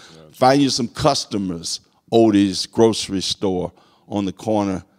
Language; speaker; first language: English; native; English